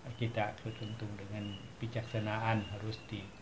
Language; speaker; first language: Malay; non-native, learner; Thai